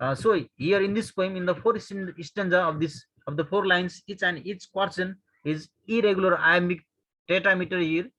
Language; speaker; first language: English; non-native, local second language; Nepali